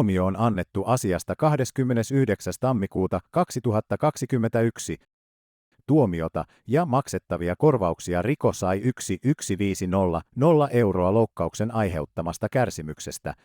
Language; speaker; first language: Finnish; native; Finnish